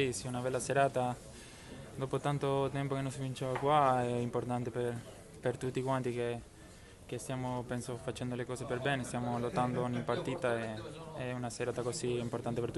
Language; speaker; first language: Italian; non-native, fluent; Spanish